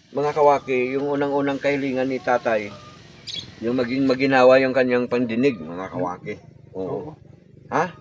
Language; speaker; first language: Filipino; native; Filipino